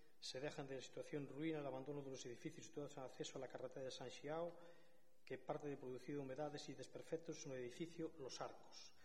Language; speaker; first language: Spanish; non-native, local second language; Galician